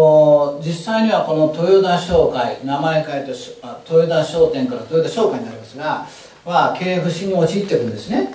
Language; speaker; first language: Japanese; native; Japanese